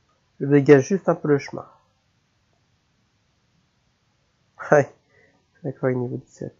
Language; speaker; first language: French; native; French